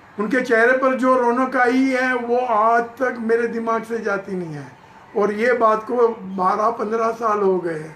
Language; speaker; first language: Hindi; non-native, local second language; Gujarati